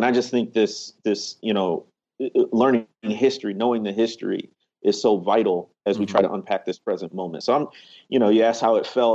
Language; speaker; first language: English; native; English